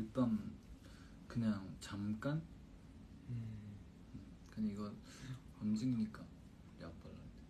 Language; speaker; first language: Korean; non-native, fluent; Chinese